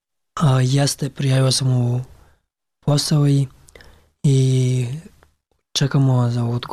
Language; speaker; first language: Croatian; non-native, learner; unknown